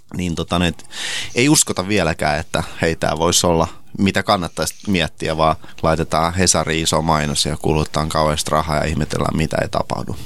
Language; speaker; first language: Finnish; early bilingual, other home language; Russian